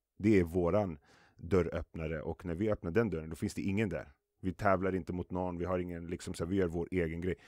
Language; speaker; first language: Swedish; early bilingual, other home language; Arabic